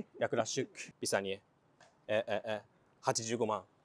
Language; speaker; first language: Turkish; non-native, learner; Japanese